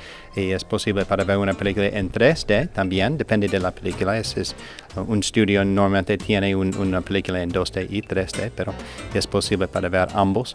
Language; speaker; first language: Spanish; non-native, learner; English